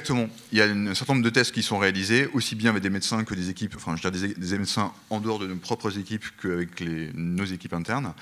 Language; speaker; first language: French; native; French